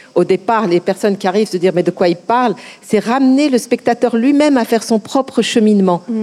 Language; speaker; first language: French; non-native, local second language; Arabic